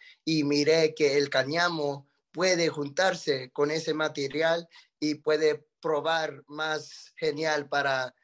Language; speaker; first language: Spanish; early bilingual, heritage; Spanish